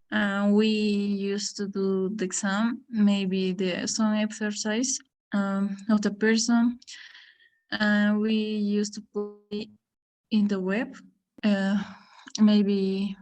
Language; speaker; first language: English; non-native, learner; Spanish